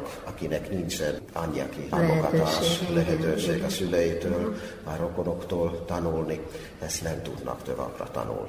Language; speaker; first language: Hungarian; non-native, fluent; Finnish